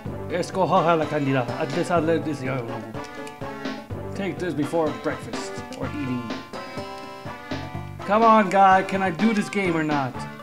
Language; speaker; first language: English; native; English